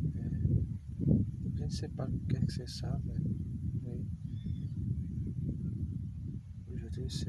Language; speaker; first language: French; non-native, learner; Portuguese